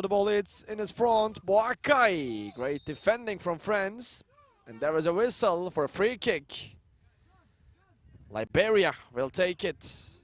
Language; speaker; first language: English; non-native, fluent; Turkish